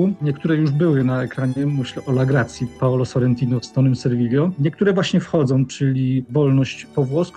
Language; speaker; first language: Polish; native; Polish